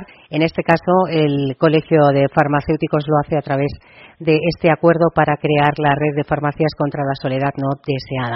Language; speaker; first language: Spanish; native; Spanish